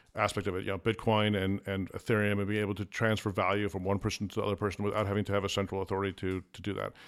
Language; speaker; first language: English; early bilingual, other home language; Afrikaans